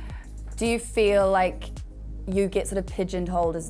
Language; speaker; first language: English; native; English